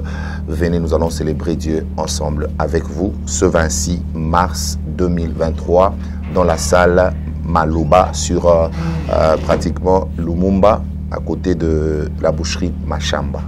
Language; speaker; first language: French; non-native, local second language; Swahili